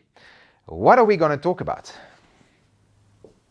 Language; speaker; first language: English; native; English